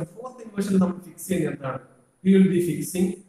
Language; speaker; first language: English; non-native, local second language; Malayalam